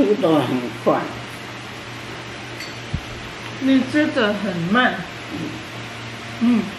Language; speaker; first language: Chinese; non-native, learner; Indonesian